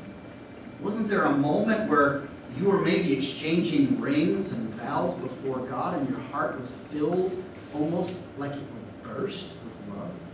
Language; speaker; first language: English; native; English